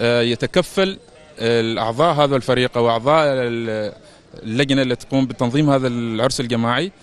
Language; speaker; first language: Arabic; native; Arabic